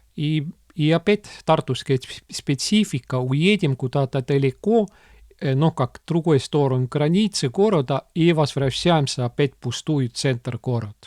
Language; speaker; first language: Russian; non-native, local second language; Estonian